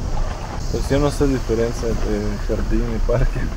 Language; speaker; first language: Spanish; non-native, fluent; Russian